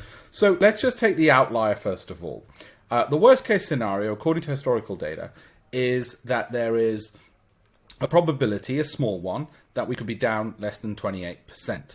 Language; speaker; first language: English; native; English